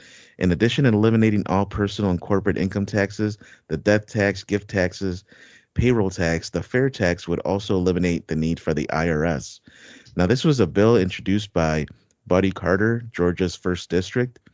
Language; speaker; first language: English; native; English